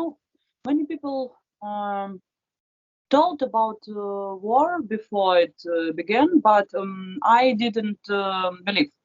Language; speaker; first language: English; non-native, fluent; Russian